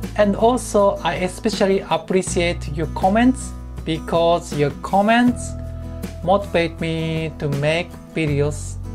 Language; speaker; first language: English; non-native, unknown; Japanese